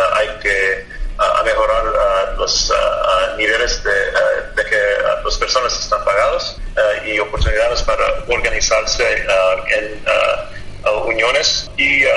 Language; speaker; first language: Spanish; non-native, learner; English